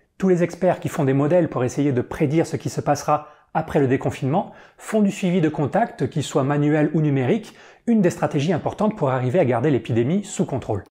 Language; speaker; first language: French; native; French